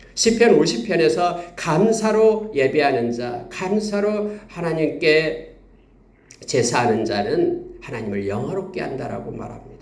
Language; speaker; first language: Korean; native; Korean